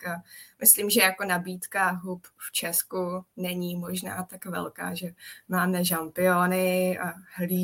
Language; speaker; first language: Czech; non-native, fluent; Japanese